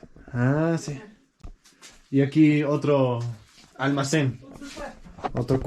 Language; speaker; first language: Spanish; non-native, learner; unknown